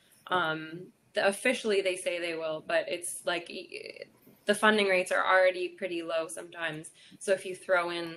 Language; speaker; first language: English; native; English